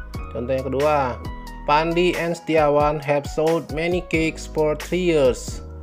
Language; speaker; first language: English; non-native, fluent; Indonesian